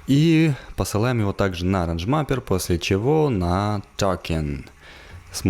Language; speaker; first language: Russian; native; Russian